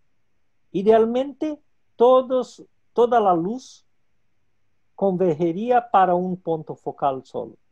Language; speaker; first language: Spanish; non-native, local second language; Portuguese